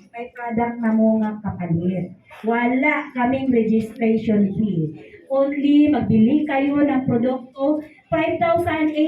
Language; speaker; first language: Filipino; non-native, local second language; Hiligaynon